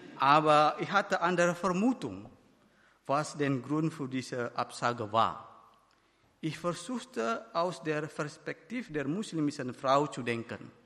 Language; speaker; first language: German; non-native, fluent; Batak Toba